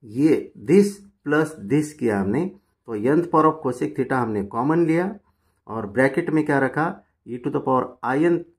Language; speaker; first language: Hindi; non-native, local second language; Marathi